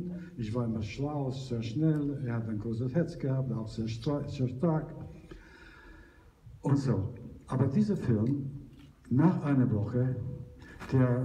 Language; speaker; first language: German; non-native, learner; Italian